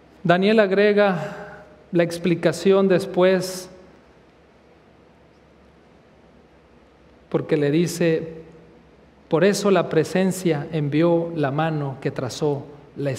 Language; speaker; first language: Spanish; native; Spanish